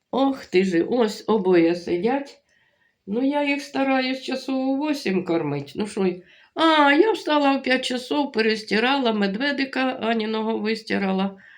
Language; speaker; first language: Ukrainian; native; Ukrainian